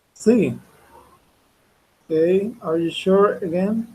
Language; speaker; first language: English; non-native, fluent; Spanish